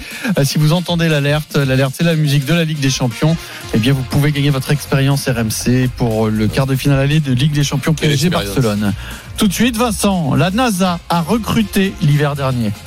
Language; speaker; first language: French; native; French